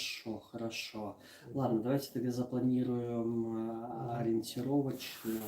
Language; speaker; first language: Russian; native; Russian